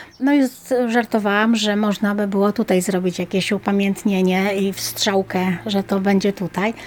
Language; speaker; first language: Polish; native; Polish